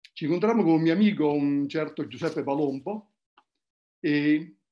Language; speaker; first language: Italian; native; Italian